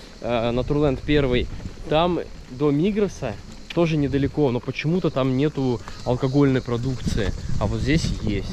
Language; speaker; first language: Russian; native; Russian